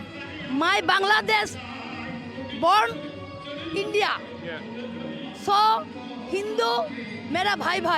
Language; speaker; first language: Hindi; non-native, local second language; Bangla